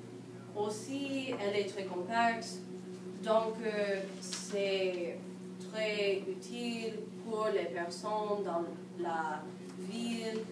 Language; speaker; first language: French; non-native, learner; English